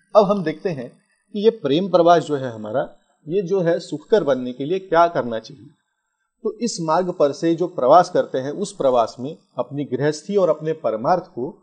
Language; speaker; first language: Hindi; non-native, local second language; Marathi